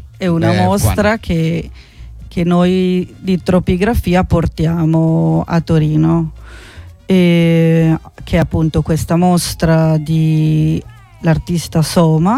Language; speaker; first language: Italian; non-native, fluent; Spanish